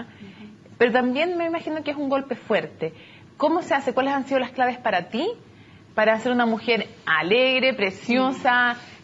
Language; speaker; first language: Spanish; native; Spanish